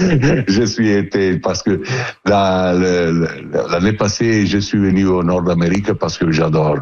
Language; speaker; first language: French; non-native, learner; Italian